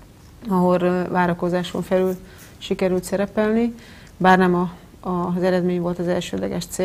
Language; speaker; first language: Hungarian; native; Hungarian